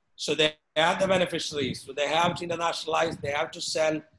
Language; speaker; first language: English; non-native, local second language; Malayalam